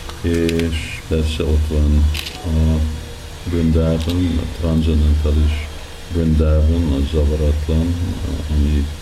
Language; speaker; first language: Hungarian; early bilingual, heritage; Hungarian